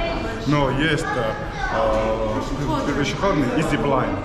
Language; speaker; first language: Russian; non-native, fluent; Georgian